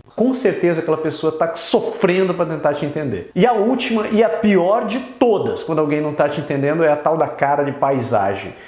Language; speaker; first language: Portuguese; native; Portuguese